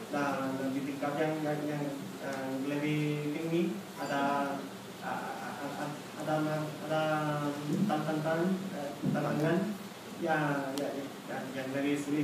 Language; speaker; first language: Indonesian; non-native, fluent; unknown